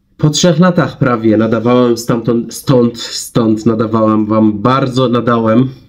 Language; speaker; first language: Polish; non-native, fluent; Persian